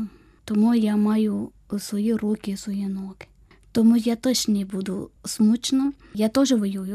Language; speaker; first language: Ukrainian; non-native, fluent; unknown